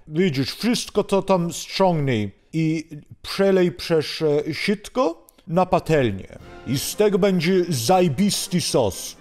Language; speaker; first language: Polish; non-native, fluent; Swedish